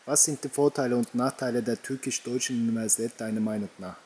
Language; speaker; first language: German; non-native, fluent; Turkish